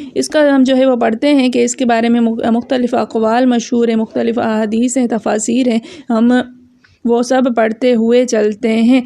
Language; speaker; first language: Urdu; non-native, local second language; Sindhi